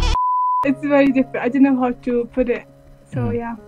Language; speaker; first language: English; non-native, learner; Arabic